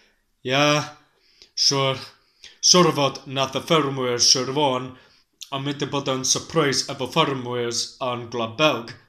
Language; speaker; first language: Welsh; non-native, learner; English